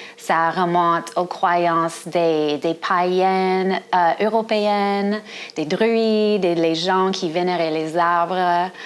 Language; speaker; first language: French; non-native, fluent; English